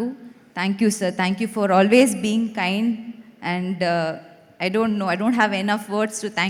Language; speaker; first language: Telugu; non-native, fluent; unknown